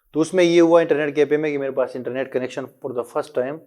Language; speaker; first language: Urdu; non-native, local second language; Pashto